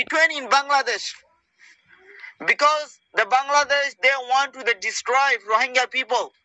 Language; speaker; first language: English; non-native, learner; Rohingya